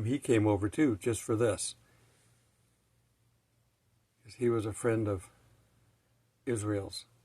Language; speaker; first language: English; native; English